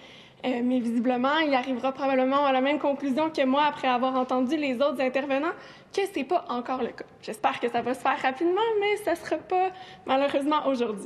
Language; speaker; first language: French; native; French